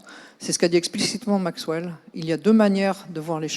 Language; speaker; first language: French; native; French